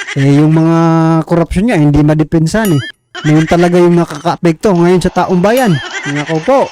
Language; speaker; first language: Filipino; non-native, local second language; Waray